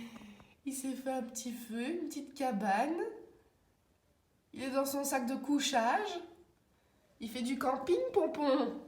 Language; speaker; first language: French; native; French